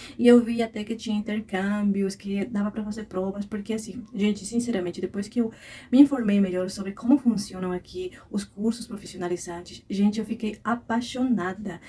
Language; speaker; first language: Portuguese; non-native, fluent; Spanish